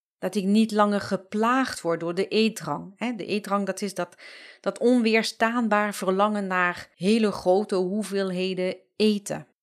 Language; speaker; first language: Dutch; non-native, fluent; French